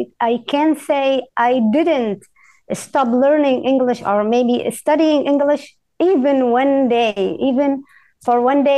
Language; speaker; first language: English; non-native, fluent; Arabic